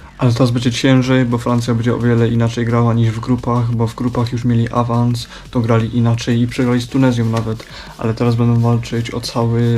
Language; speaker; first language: Polish; early bilingual, heritage; Polish